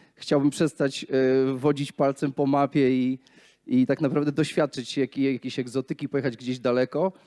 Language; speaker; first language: Polish; native; Polish